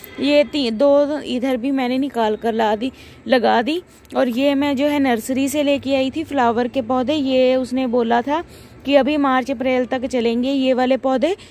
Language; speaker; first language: Hindi; non-native, local second language; Punjabi